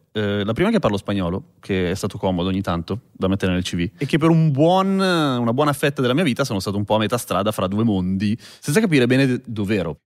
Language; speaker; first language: Italian; native; Italian